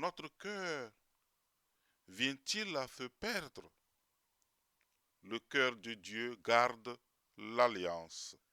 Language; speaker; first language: French; native; French